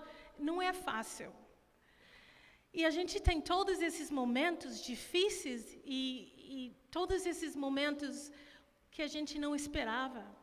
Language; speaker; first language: Portuguese; non-native, fluent; English